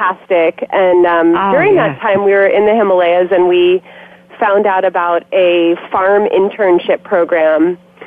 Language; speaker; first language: English; native; English